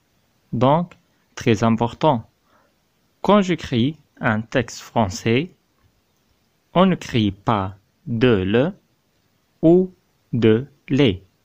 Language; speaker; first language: French; non-native, fluent; Arabic